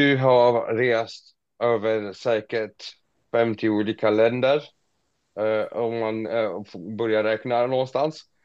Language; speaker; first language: Swedish; non-native, fluent; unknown